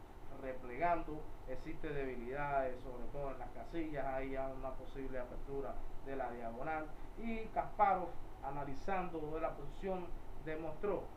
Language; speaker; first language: Spanish; native; Spanish